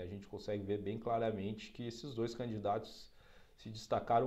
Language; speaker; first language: Portuguese; native; Portuguese